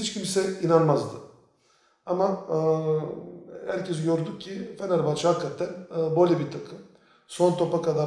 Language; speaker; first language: Turkish; non-native, fluent; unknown